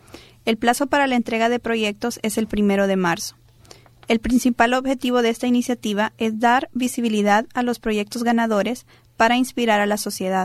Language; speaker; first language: Spanish; native; Spanish